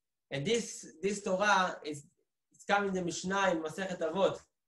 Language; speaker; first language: English; non-native, fluent; Hebrew